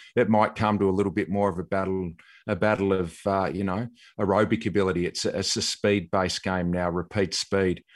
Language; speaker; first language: English; native; English